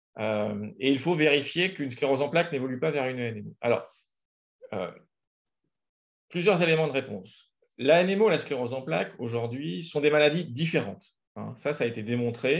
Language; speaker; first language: French; native; French